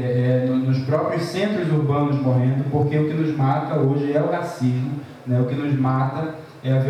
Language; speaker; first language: Portuguese; native; Portuguese